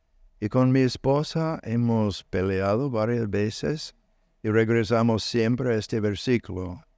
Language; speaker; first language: Spanish; non-native, learner; English